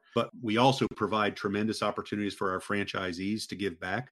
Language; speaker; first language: English; native; English